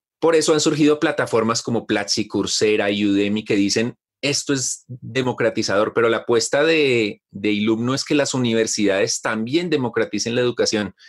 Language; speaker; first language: Spanish; native; Spanish